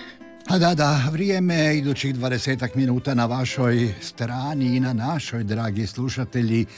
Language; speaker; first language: Serbian; native; Serbian